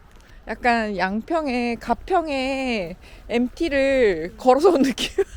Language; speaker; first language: Korean; native; Korean